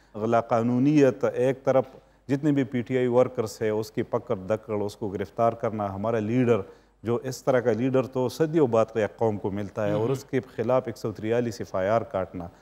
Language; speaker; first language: Urdu; native; Urdu